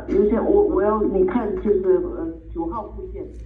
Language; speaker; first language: Chinese; native; Chinese